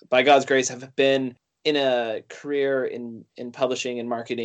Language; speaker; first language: English; native; English